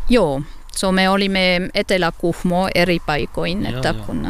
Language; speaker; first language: Finnish; non-native, fluent; French